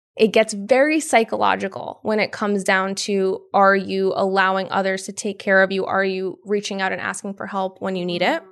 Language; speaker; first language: English; native; English